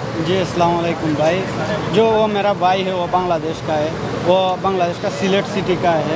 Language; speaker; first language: Hindi; non-native, fluent; Bangla